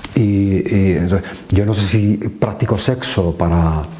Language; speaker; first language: Spanish; native; Spanish